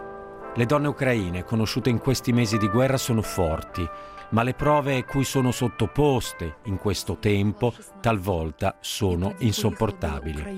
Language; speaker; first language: Italian; native; Italian